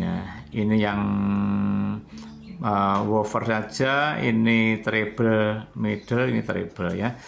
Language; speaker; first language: Indonesian; native; Indonesian